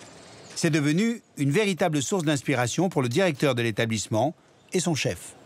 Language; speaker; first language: French; native; French